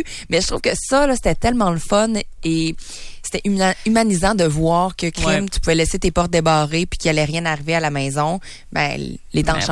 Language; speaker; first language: French; native; French